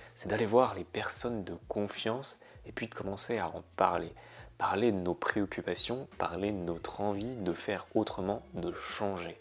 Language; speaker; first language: French; native; French